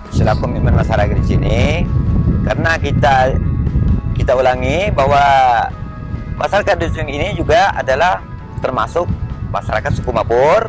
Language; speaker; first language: Indonesian; non-native, local second language; Malay